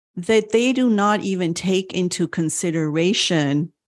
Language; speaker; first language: English; early bilingual, other home language; French